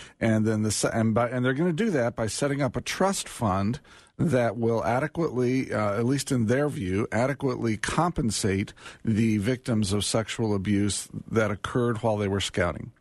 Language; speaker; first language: English; native; English